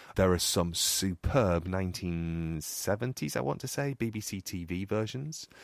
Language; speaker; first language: English; native; English